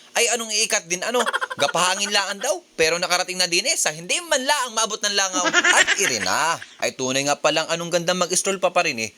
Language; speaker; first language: Filipino; native; Filipino